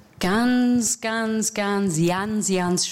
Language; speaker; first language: German; non-native, fluent; English